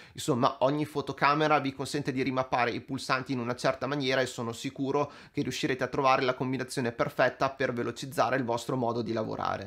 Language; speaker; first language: Italian; native; Italian